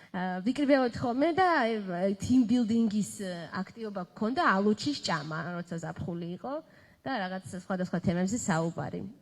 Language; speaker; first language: Georgian; native; Georgian